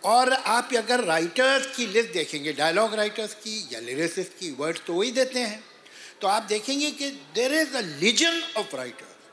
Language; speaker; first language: Hindi; native; Hindi